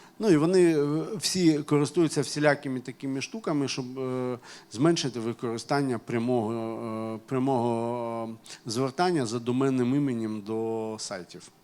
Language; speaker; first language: Ukrainian; non-native, local second language; Russian